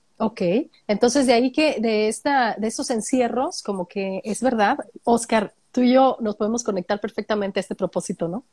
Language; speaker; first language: Spanish; native; Spanish